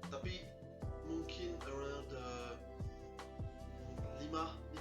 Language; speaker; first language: Indonesian; non-native, learner; French